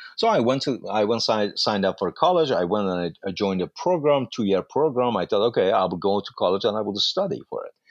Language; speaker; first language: English; non-native, fluent; Persian